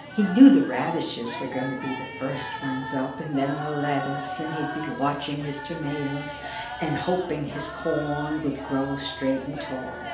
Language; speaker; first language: English; native; English